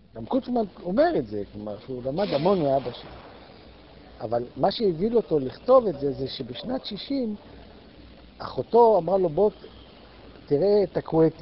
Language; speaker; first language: Hebrew; native; Hebrew